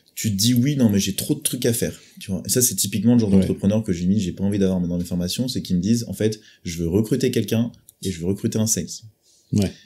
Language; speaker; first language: French; native; French